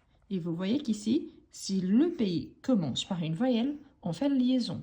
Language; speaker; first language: French; non-native, fluent; Portuguese